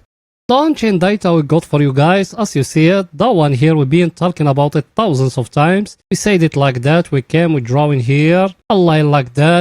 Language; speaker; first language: English; non-native, fluent; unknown